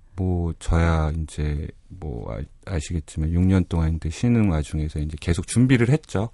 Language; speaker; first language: Korean; native; Korean